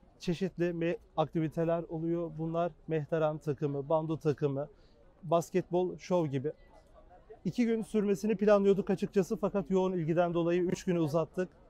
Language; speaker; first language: Turkish; native; Turkish